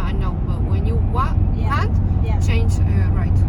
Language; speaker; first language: English; non-native, learner; Spanish